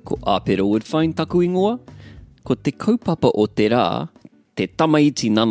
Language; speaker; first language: Māori; non-native, learner; English